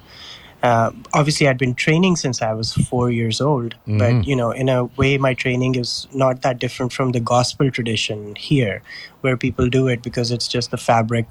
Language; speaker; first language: English; non-native, local second language; Urdu